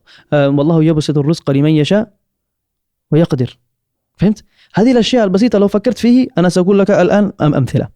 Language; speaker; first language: Arabic; non-native, fluent; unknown